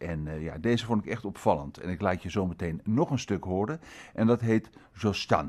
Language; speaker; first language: Dutch; native; Dutch